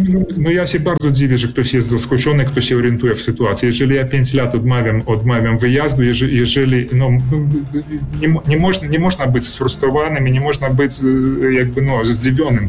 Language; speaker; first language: Polish; early bilingual, heritage; Polish